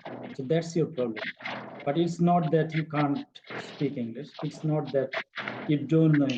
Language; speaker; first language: English; non-native, fluent; Bangla